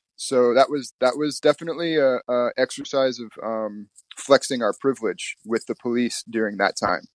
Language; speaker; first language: English; native; English